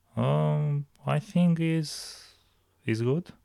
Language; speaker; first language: English; non-native, learner; Romanian